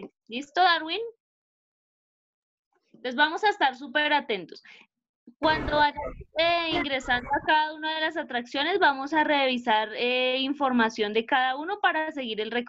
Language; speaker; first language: Spanish; native; Spanish